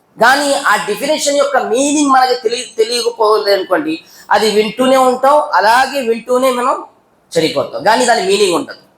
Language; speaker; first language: Telugu; non-native, local second language; Urdu